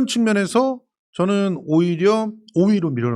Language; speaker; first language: Korean; native; Korean